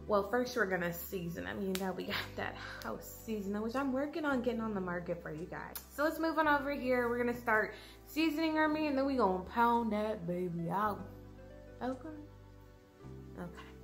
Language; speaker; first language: English; native; English